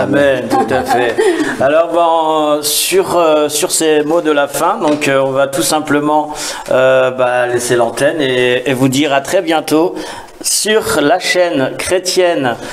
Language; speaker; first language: French; native; French